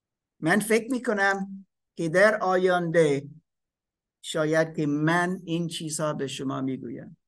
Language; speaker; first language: Persian; non-native, fluent; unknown